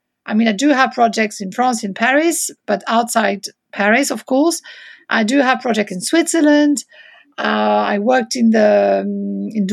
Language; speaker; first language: English; non-native, fluent; French